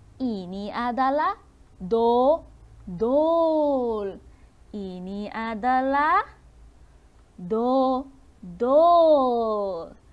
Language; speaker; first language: Malay; non-native, local second language; Chinese